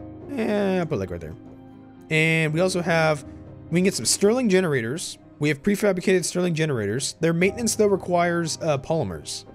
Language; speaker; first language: English; native; English